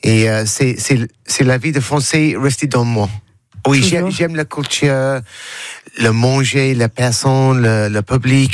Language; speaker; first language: French; non-native, learner; English